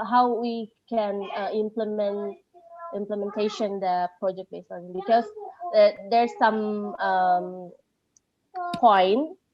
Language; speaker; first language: English; non-native, learner; Indonesian